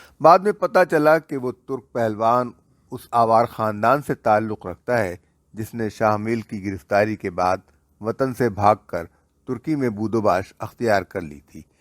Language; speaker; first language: Urdu; native; Urdu